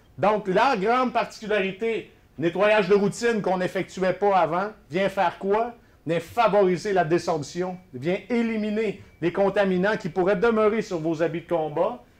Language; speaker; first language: French; native; French